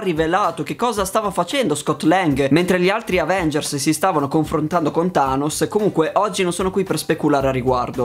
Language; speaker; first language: Italian; native; Italian